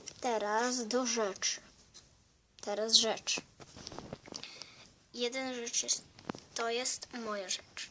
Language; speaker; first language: Polish; early bilingual, heritage; Polish